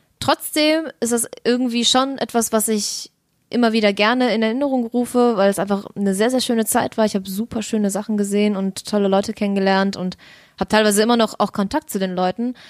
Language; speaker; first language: German; early bilingual, other home language; Russian